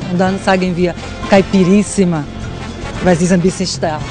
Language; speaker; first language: German; non-native, learner; Portuguese